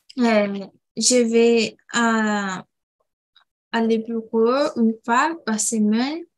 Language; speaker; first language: French; non-native, learner; Portuguese